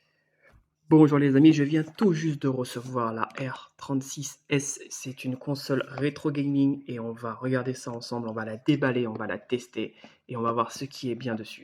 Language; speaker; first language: French; native; French